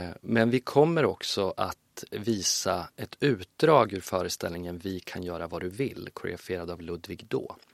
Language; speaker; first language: Swedish; native; Swedish